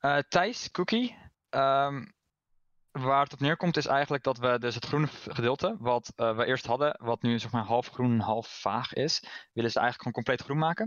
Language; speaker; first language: Dutch; early bilingual, other home language; Turkish